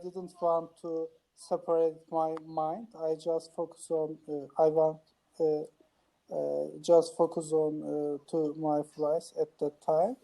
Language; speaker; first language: English; non-native, learner; Turkish